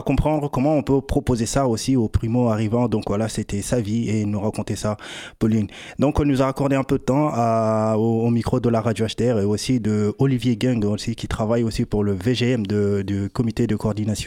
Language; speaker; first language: French; native; French